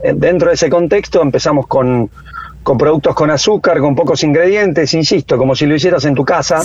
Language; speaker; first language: Spanish; native; Spanish